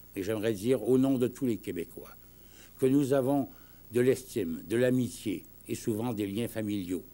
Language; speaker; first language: French; native; French